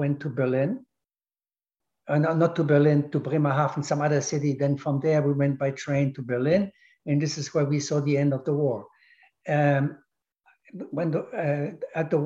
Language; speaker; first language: English; non-native, fluent; German